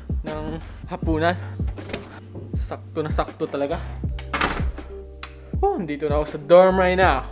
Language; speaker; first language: Filipino; early bilingual, heritage; Filipino